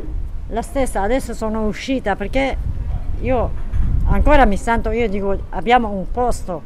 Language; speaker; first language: Italian; non-native, learner; Kurdish